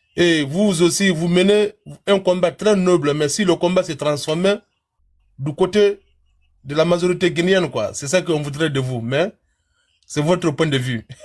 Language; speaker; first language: French; non-native, local second language; Fula